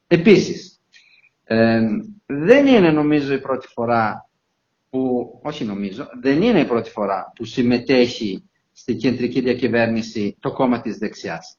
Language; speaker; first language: Greek; non-native, fluent; Italian